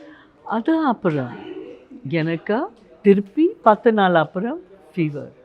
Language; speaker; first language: Tamil; non-native, learner; Hindi